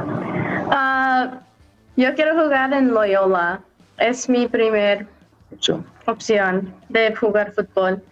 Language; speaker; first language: Spanish; early bilingual, heritage; English